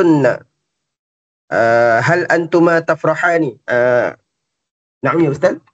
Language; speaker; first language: Arabic; non-native, learner; Malay